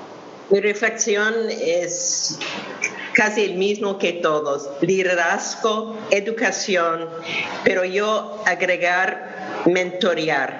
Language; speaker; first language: Spanish; non-native, fluent; English